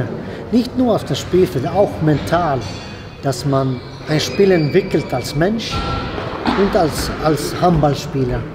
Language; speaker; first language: German; non-native, fluent; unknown